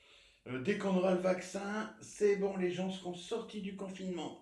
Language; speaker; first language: French; native; French